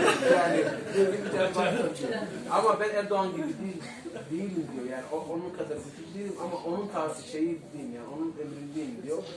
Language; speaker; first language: Turkish; non-native, fluent; Somali